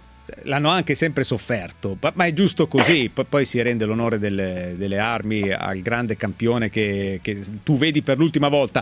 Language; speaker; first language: Italian; native; Italian